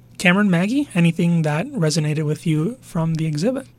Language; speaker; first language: English; non-native, local second language; Spanish